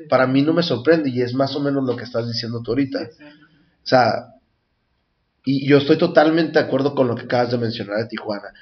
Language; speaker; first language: Spanish; native; Spanish